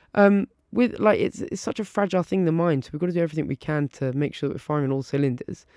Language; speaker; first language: English; native; English